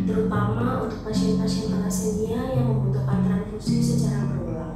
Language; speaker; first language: Indonesian; native; Indonesian